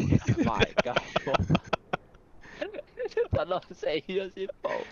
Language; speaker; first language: Cantonese; native; Cantonese